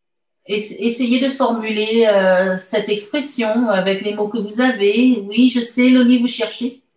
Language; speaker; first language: French; native; French